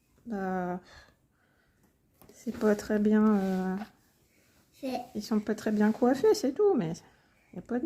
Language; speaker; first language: French; native; French